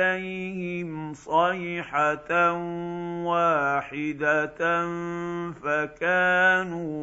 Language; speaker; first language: Arabic; native; Arabic